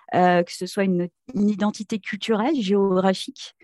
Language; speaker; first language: French; native; French